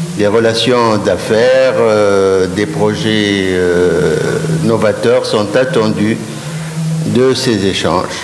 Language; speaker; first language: French; non-native, local second language; Arabic